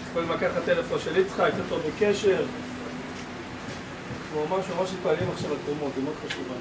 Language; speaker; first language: Hebrew; native; Hebrew